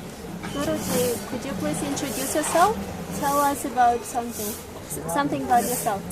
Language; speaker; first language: English; non-native, learner; Russian